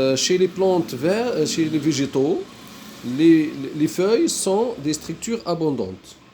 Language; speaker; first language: French; non-native, local second language; Arabic